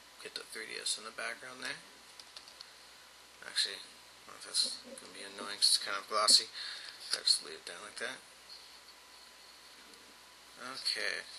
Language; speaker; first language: English; native; English